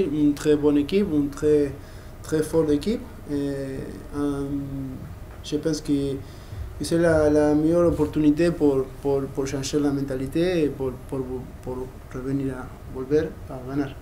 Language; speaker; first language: French; non-native, learner; Spanish